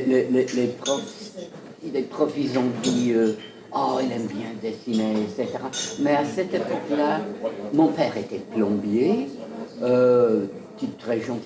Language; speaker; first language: French; non-native, fluent; English